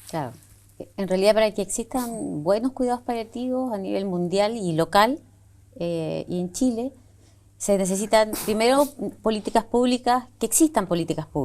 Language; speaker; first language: Spanish; native; Spanish